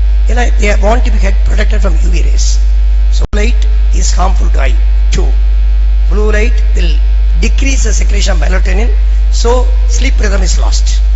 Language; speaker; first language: English; non-native, local second language; Tamil